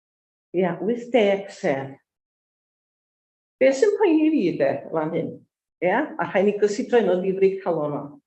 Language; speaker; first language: Welsh; native; Welsh